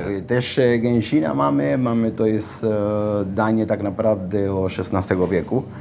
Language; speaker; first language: Polish; non-native, fluent; Spanish